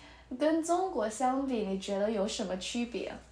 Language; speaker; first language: Chinese; non-native, learner; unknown